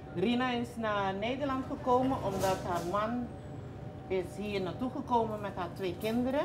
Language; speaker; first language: Dutch; non-native, local second language; Papiamento